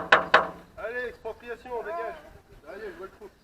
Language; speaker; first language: French; native; French